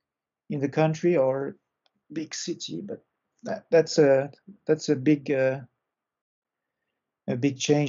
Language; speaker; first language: English; non-native, fluent; French